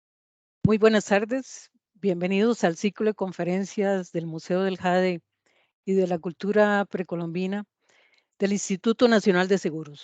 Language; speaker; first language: Spanish; native; Spanish